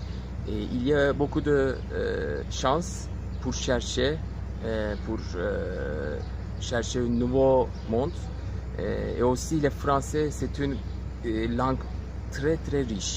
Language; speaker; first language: French; non-native, learner; Turkish